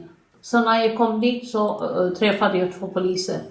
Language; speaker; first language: Swedish; non-native, learner; Arabic